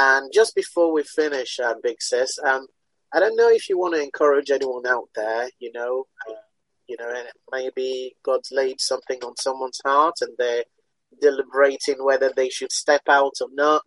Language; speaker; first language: English; non-native, local second language; Yoruba